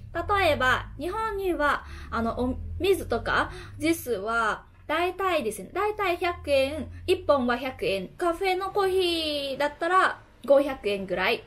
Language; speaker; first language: Japanese; non-native, fluent; Vietnamese